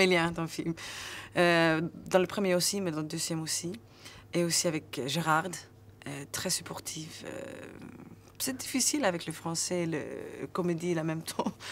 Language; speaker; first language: French; non-native, learner; Swedish